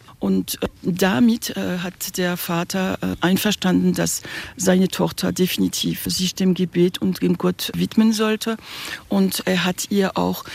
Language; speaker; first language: German; non-native, local second language; French